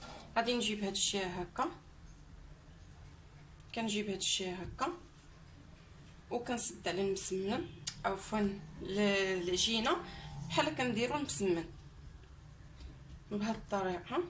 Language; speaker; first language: Arabic; native; Arabic